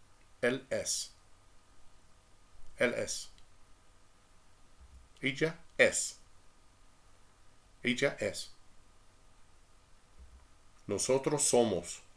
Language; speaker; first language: Spanish; non-native, fluent; English